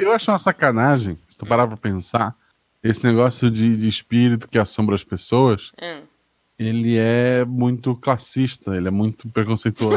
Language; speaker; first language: Portuguese; native; Portuguese